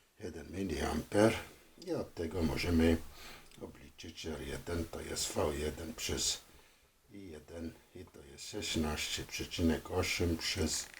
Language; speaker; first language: Polish; non-native, fluent; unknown